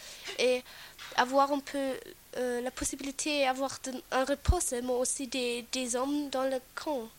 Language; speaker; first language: French; non-native, fluent; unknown